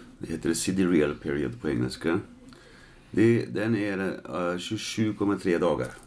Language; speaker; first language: Swedish; non-native, fluent; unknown